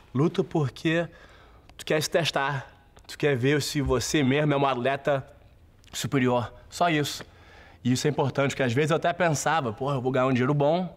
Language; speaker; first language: Portuguese; early bilingual, heritage; Portuguese